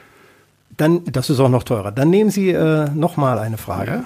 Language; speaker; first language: German; native; German